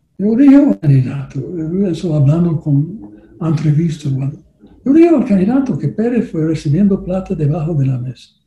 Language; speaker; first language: Spanish; non-native, learner; English